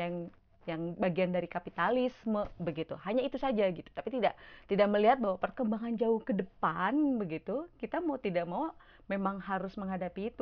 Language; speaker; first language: Indonesian; native; Indonesian